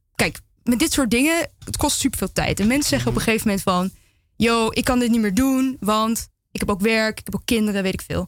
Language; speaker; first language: Dutch; native; Dutch